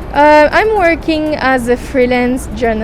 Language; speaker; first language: English; non-native, fluent; French